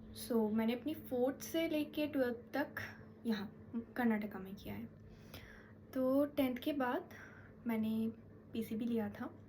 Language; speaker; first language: Hindi; non-native, local second language; Bangla